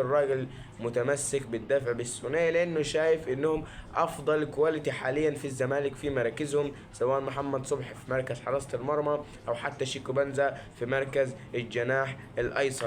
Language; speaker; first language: Arabic; native; Arabic